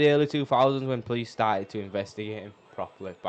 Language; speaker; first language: English; native; English